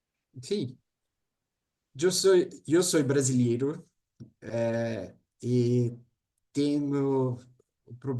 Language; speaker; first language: Spanish; non-native, learner; Portuguese